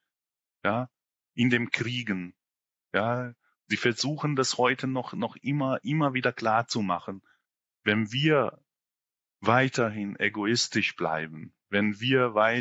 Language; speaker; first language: German; non-native, fluent; Hungarian